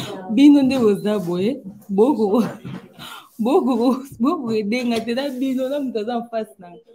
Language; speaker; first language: English; non-native, learner; Lingala